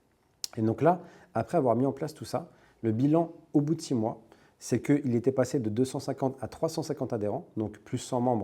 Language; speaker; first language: French; native; French